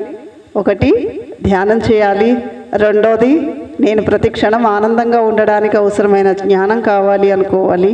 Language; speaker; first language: Telugu; native; Telugu